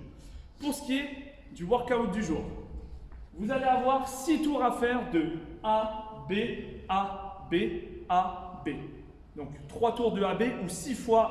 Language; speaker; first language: French; native; French